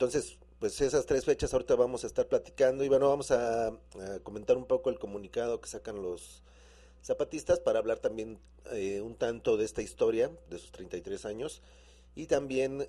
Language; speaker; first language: Spanish; native; Spanish